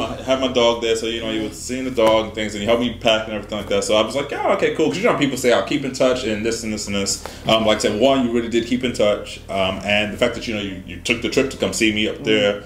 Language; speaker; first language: English; native; English